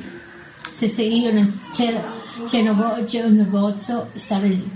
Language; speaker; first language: Italian; non-native, learner; Filipino